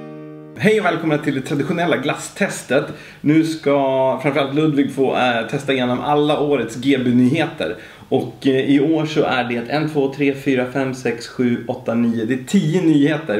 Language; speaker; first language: Swedish; native; Swedish